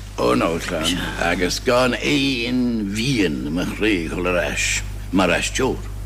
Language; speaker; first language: Irish; non-native, fluent; English